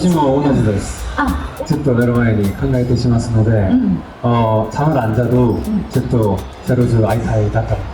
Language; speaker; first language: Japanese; non-native, learner; Korean